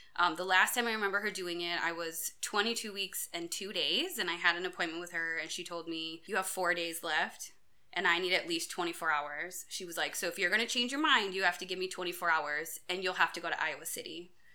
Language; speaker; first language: English; native; English